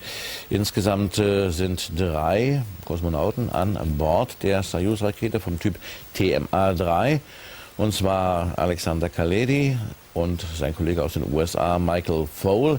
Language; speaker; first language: German; native; German